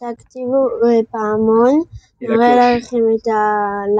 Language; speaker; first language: Hebrew; early bilingual, heritage; French